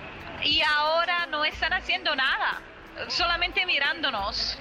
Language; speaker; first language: Spanish; non-native, fluent; Italian